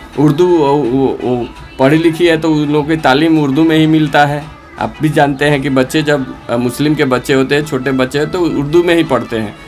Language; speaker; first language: Hindi; native; Hindi